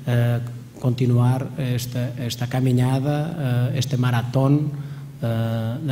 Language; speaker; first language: Spanish; non-native, fluent; Portuguese